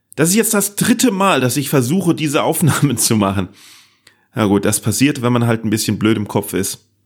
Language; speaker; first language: German; native; German